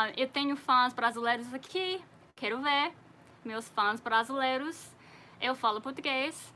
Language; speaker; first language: Portuguese; non-native, learner; English